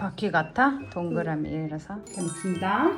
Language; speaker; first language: Korean; native; Korean